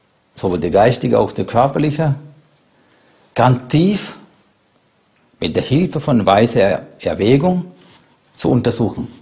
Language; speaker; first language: German; non-native, fluent; Sinhala